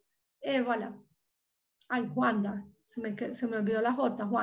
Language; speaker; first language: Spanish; native; Spanish